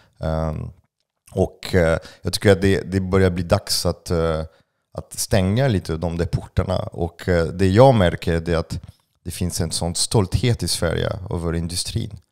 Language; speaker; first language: Swedish; non-native, fluent; French